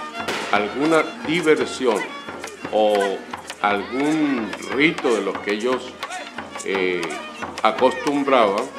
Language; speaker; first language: Spanish; native; Spanish